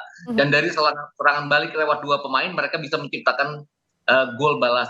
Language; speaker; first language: Indonesian; native; Indonesian